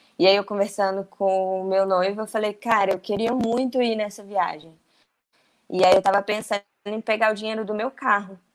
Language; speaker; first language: Portuguese; native; Portuguese